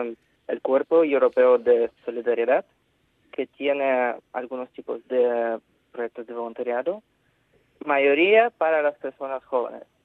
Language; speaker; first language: Spanish; non-native, fluent; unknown